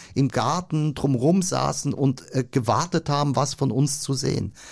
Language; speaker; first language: German; native; German